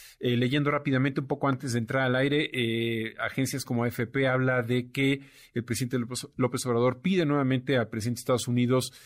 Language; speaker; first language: Spanish; native; Spanish